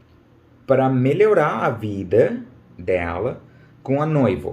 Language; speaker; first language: Portuguese; non-native, learner; Urdu